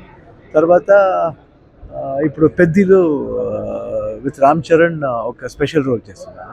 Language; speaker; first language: Telugu; non-native, learner; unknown